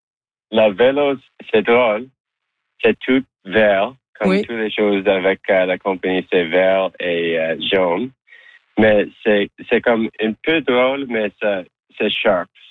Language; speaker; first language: French; non-native, local second language; English